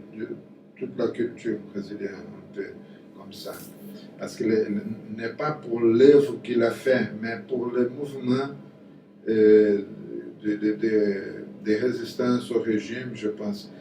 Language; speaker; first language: French; non-native, fluent; Portuguese